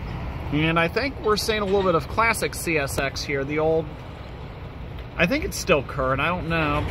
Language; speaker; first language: English; native; English